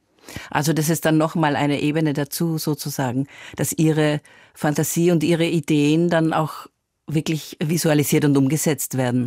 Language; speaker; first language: German; native; German